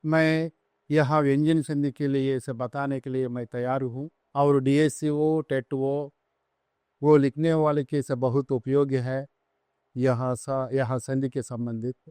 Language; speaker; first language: Hindi; non-native, local second language; Telugu